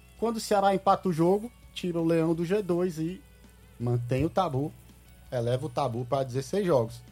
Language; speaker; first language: Portuguese; native; Portuguese